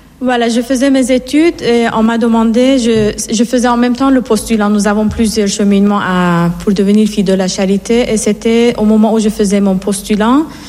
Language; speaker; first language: French; non-native, fluent; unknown